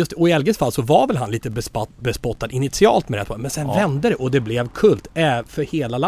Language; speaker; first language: Swedish; native; Swedish